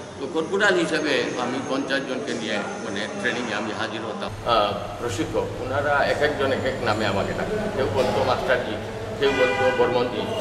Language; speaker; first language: Bangla; native; Bangla